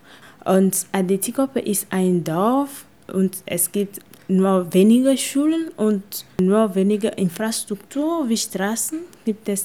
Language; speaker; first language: German; non-native, fluent; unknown